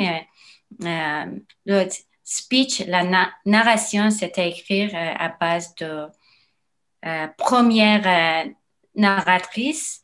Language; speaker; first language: French; non-native, learner; Persian